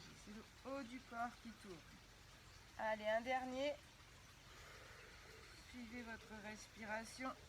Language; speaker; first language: French; native; French